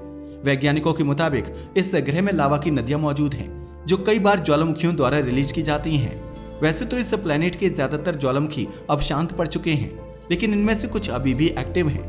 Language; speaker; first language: Hindi; native; Hindi